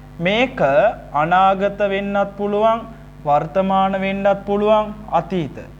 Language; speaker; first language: Sinhala; non-native, local second language; Tamil